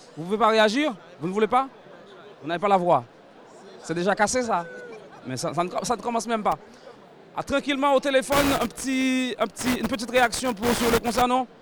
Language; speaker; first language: French; non-native, local second language; Haitian Creole